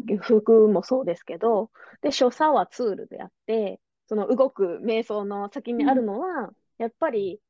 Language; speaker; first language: Japanese; native; Japanese